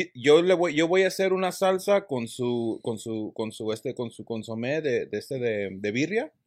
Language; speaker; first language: Spanish; early bilingual, heritage; Spanish